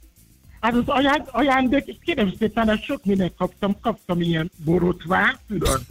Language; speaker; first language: Hungarian; non-native, fluent; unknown